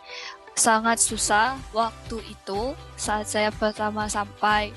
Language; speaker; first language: Indonesian; non-native, learner; Chinese